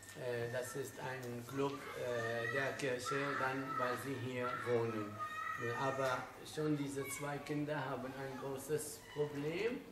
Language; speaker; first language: German; non-native, fluent; Arabic